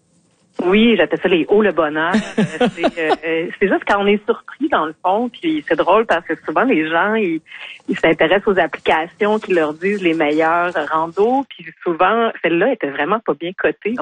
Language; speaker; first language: French; native; French